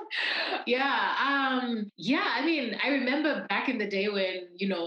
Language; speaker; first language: English; non-native, local second language; Bemba